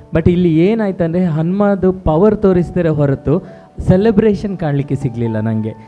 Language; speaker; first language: Kannada; non-native, local second language; Tulu